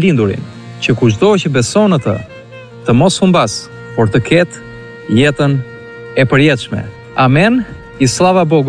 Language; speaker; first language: Russian; non-native, learner; Albanian